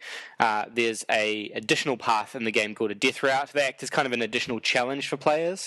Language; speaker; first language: English; native; English